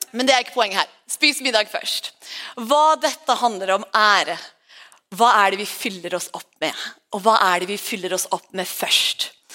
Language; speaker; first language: Norwegian; native; Norwegian